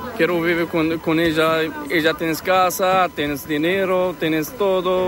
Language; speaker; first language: Spanish; non-native, learner; Arabic